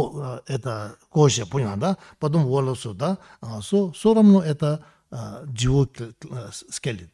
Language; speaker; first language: Russian; non-native, learner; Tibetan